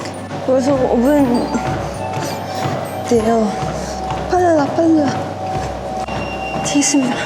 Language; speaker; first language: Korean; non-native, fluent; Japanese